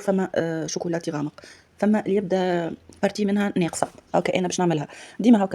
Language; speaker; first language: Arabic; native; Arabic